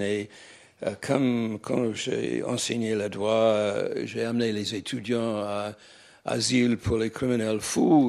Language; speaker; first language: French; non-native, fluent; English